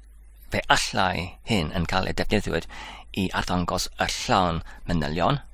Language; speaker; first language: Welsh; non-native, learner; English